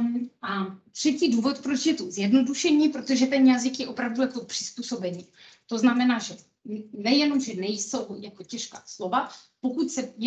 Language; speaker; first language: Czech; non-native, fluent; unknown